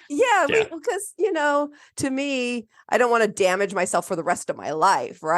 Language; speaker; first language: English; native; English